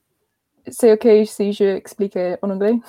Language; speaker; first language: French; non-native, learner; English